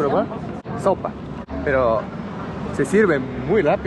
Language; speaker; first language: Spanish; non-native, learner; Japanese